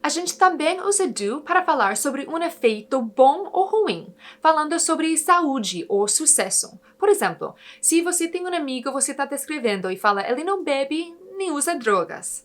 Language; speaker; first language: Portuguese; non-native, fluent; English